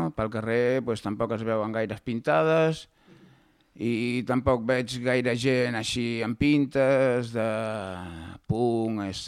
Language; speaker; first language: Catalan; native; Catalan